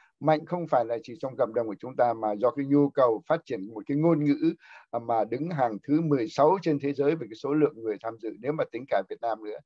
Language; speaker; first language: Vietnamese; native; Vietnamese